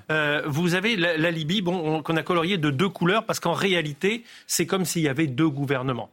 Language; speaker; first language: French; native; French